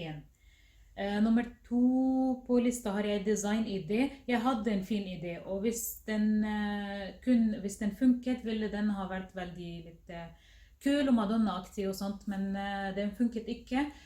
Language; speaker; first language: Norwegian; non-native, fluent; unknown